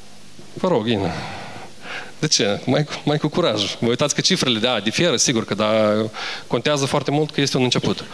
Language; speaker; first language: Romanian; native; Romanian